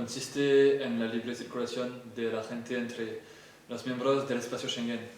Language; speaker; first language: Spanish; non-native, learner; French